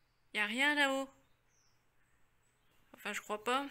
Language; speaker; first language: French; native; French